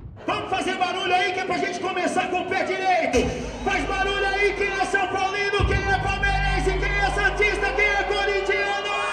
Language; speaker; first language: Portuguese; native; Portuguese